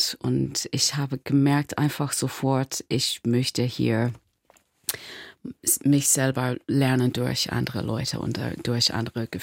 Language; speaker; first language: German; non-native, learner; English